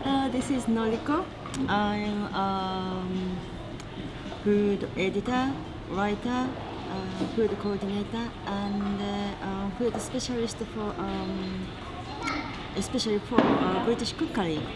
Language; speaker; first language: English; non-native, learner; Japanese